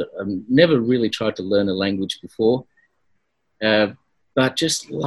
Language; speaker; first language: English; native; English